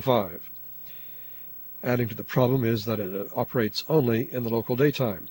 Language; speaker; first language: English; native; English